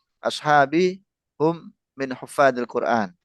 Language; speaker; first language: Arabic; non-native, fluent; Indonesian